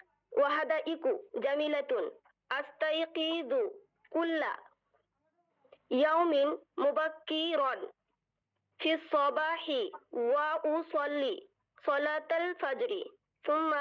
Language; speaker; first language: Arabic; non-native, learner; Bangla